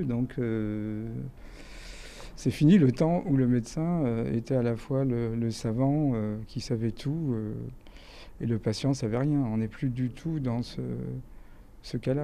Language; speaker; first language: French; native; French